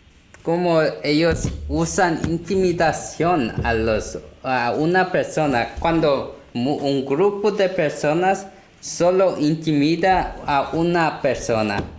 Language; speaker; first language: Spanish; non-native, learner; Korean